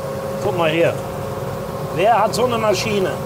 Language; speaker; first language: German; native; German